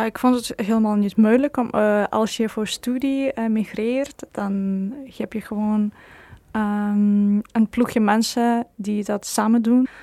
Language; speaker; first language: Dutch; non-native, fluent; Ukrainian